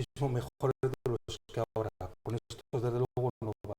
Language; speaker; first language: Spanish; native; Spanish